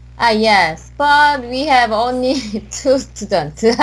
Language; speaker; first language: English; non-native, learner; Korean